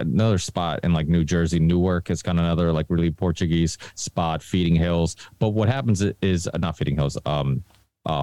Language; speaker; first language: English; early bilingual, other home language; Portuguese